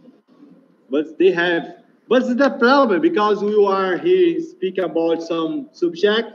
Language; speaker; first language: English; non-native, learner; Portuguese